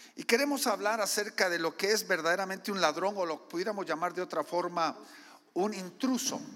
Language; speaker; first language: Spanish; native; Spanish